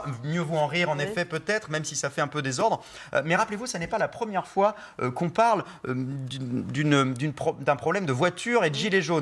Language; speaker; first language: French; native; French